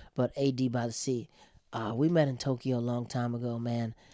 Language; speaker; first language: English; native; English